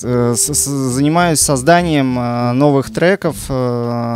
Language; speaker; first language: Russian; native; Russian